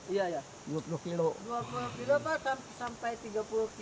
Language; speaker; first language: Indonesian; non-native, local second language; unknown